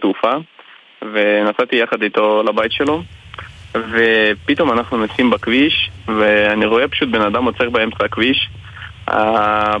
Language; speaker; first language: Hebrew; non-native, fluent; Ukrainian